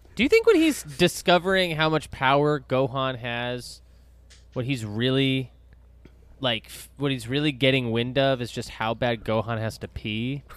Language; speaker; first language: English; native; English